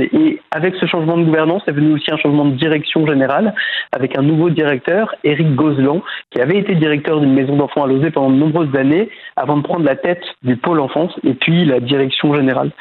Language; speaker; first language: French; native; French